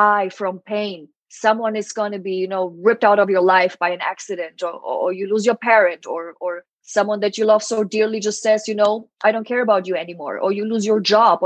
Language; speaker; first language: English; non-native, fluent; German